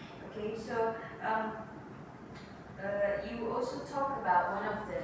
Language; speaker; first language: English; non-native, local second language; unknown